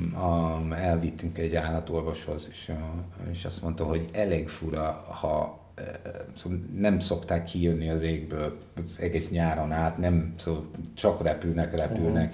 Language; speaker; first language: Hungarian; non-native, fluent; English